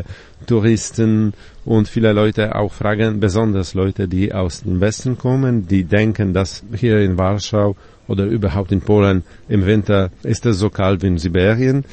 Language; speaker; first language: German; non-native, fluent; Polish